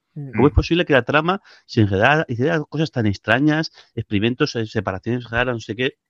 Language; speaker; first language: Spanish; native; Spanish